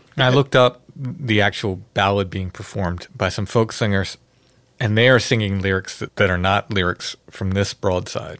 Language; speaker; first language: English; native; English